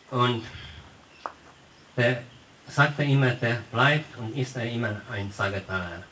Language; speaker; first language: German; non-native, local second language; Hungarian